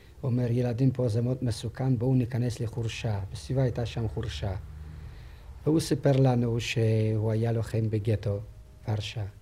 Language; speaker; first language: Hebrew; non-native, fluent; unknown